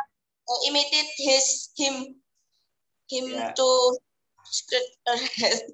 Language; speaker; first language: English; non-native, learner; Indonesian